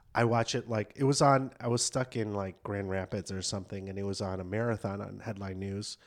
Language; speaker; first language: English; native; English